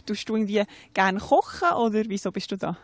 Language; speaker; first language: German; native; German